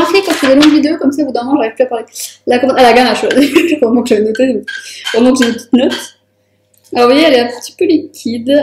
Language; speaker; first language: French; native; French